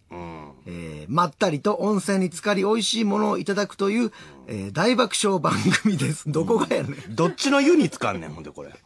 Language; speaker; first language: Japanese; native; Japanese